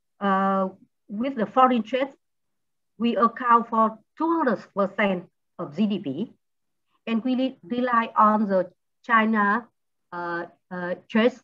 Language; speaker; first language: English; non-native, learner; Vietnamese